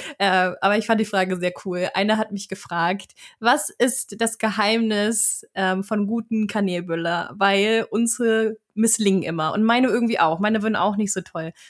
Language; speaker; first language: German; native; German